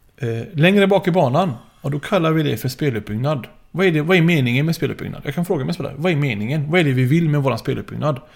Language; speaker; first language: Swedish; early bilingual, other home language; Arabic